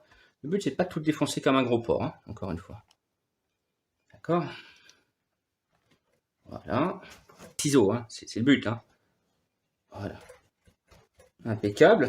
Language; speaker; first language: French; native; French